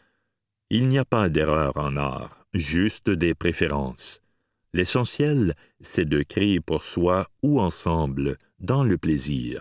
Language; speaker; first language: French; native; French